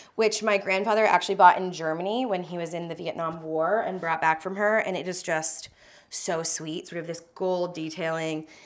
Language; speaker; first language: English; native; English